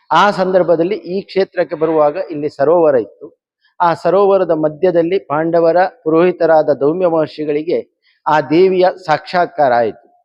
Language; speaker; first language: Kannada; native; Kannada